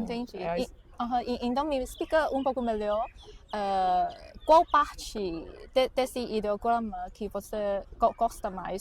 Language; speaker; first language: Portuguese; non-native, fluent; Chinese